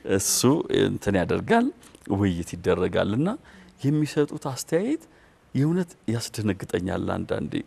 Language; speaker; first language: Amharic; native; Amharic